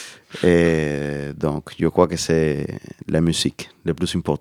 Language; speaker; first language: French; non-native, learner; Spanish